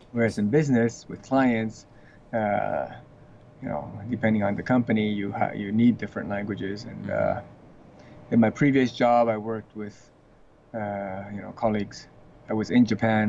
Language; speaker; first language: English; early bilingual, other home language; Chinese